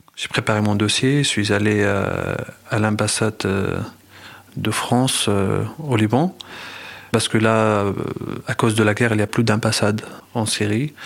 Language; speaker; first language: French; non-native, fluent; Arabic